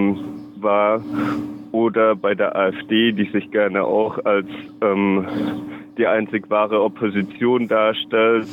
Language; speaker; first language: German; native; German